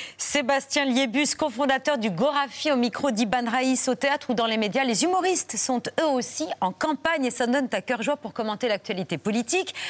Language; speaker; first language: French; native; French